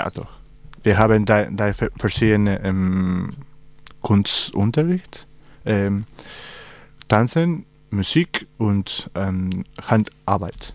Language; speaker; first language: German; non-native, learner; Spanish